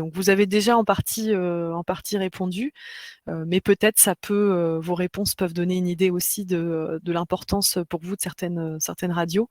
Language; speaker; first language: French; native; French